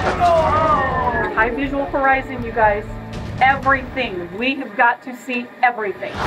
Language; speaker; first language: English; native; English